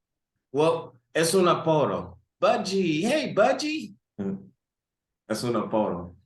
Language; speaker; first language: Spanish; non-native, learner; English